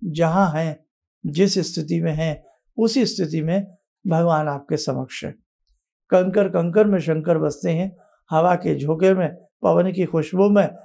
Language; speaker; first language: Hindi; native; Hindi